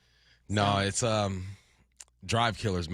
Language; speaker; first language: English; native; English